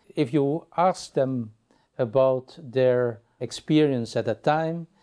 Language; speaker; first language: English; non-native, fluent; Dutch